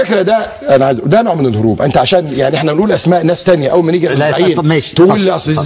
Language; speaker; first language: Arabic; native; Arabic